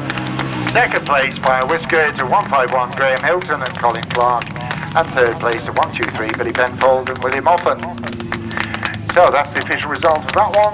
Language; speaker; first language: English; native; English